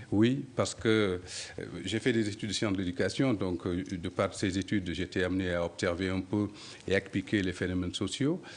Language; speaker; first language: French; non-native, local second language; Soninke